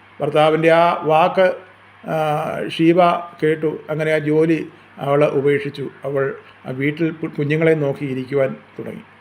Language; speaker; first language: Malayalam; native; Malayalam